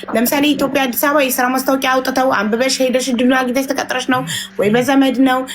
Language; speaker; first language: Amharic; native; Amharic